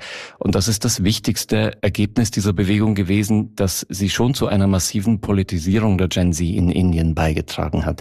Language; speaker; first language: German; native; German